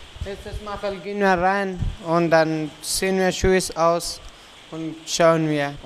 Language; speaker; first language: German; non-native, learner; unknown